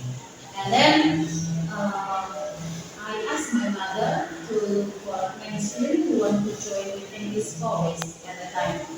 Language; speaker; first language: English; non-native, learner; Indonesian